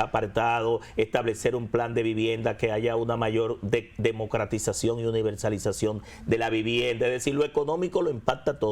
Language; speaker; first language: Spanish; native; Spanish